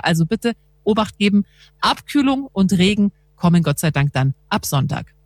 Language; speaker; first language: German; native; German